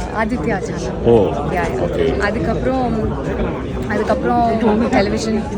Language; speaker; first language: Tamil; non-native, local second language; Malayalam